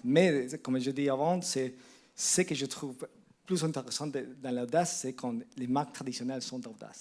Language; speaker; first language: French; non-native, learner; Spanish